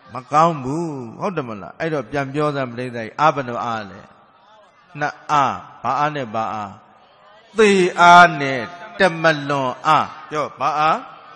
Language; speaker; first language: Burmese; native; Burmese